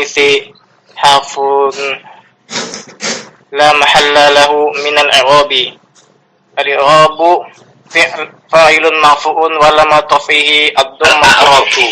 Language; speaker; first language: Arabic; non-native, learner; Indonesian